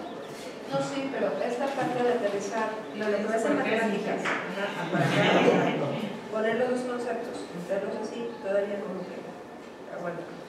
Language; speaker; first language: Spanish; native; Spanish